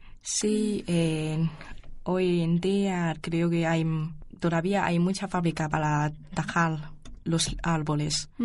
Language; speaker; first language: Spanish; non-native, learner; Chinese